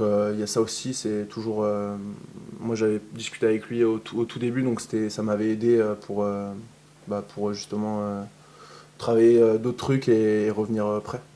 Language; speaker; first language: French; native; French